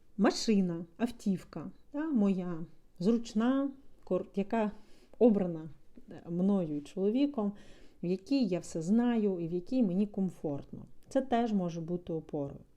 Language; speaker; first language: Ukrainian; non-native, local second language; Russian